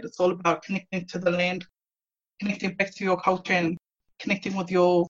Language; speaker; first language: English; native; English